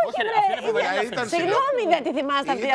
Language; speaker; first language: Greek; native; Greek